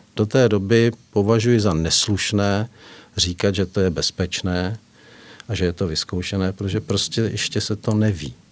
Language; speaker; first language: Czech; native; Czech